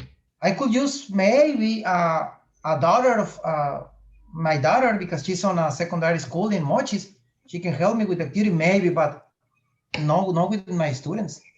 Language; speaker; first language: English; non-native, fluent; Spanish